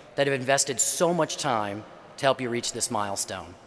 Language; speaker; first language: English; native; English